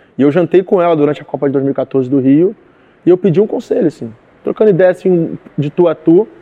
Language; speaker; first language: Portuguese; native; Portuguese